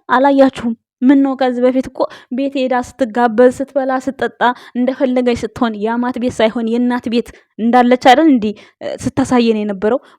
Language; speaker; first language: Amharic; native; Amharic